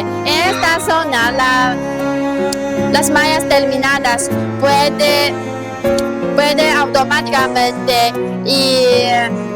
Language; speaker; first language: Spanish; non-native, learner; Chinese